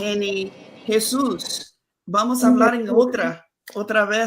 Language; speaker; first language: Spanish; non-native, learner; Portuguese